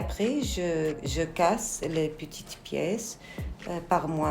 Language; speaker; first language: French; non-native, learner; Arabic